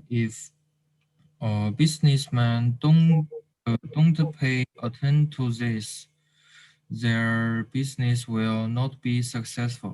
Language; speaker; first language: English; non-native, learner; Chinese